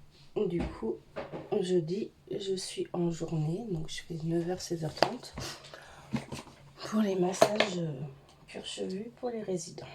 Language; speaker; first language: French; native; French